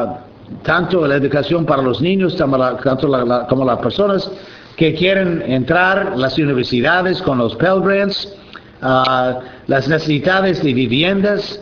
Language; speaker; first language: Spanish; non-native, fluent; English